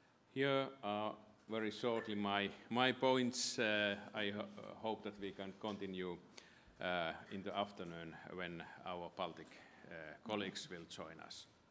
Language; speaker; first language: English; non-native, fluent; Finnish